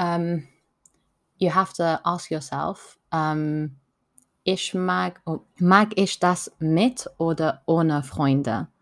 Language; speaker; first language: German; non-native, learner; French